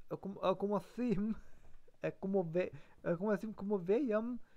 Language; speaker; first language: Portuguese; non-native, learner; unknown